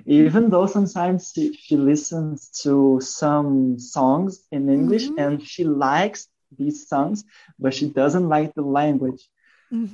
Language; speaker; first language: English; non-native, fluent; Portuguese